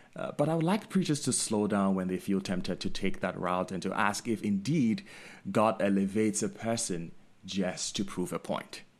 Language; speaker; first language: English; non-native, local second language; Akan